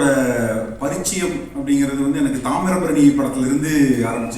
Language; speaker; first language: Tamil; native; Tamil